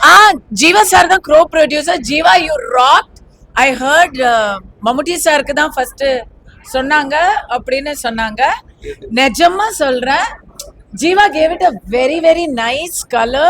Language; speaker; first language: Tamil; native; Tamil